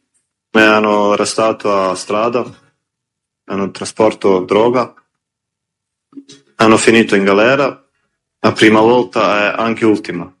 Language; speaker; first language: Italian; non-native, learner; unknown